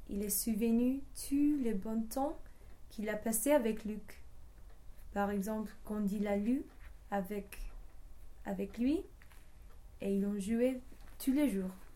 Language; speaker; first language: French; non-native, learner; English